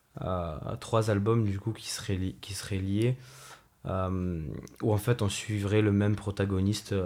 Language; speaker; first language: French; native; French